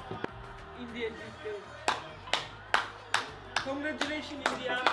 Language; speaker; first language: Hindi; non-native, learner; Turkish